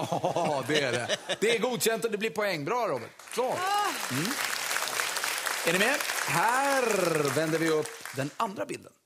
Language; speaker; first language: Swedish; native; Swedish